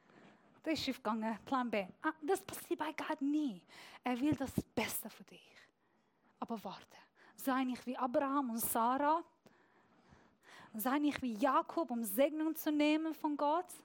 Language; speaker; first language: German; non-native, fluent; Persian